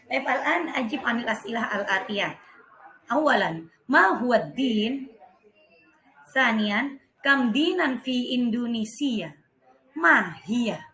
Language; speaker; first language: Arabic; non-native, fluent; Indonesian